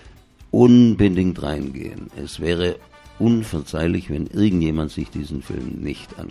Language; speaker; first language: German; native; German